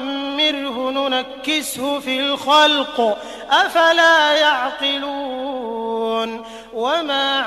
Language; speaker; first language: Arabic; native; Arabic